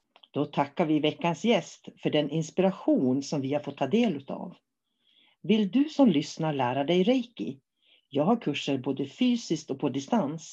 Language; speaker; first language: Swedish; native; Swedish